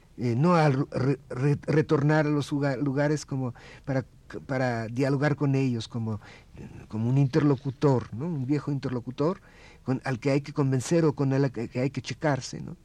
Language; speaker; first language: Spanish; non-native, fluent; Russian